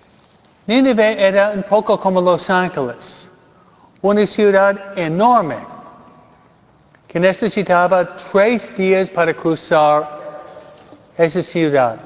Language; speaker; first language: Spanish; non-native, fluent; English